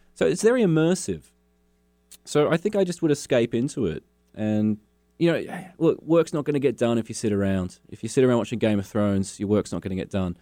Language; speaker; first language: English; native; English